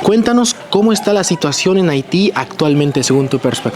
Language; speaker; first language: Spanish; native; Spanish